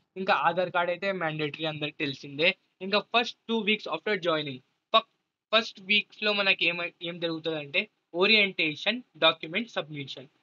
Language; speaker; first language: Telugu; non-native, local second language; Urdu